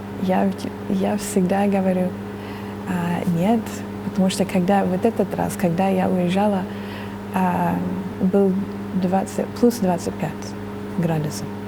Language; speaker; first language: Russian; non-native, fluent; English